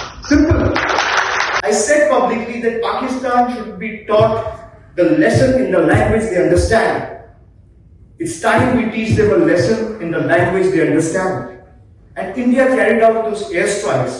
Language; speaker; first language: English; non-native, local second language; Bangla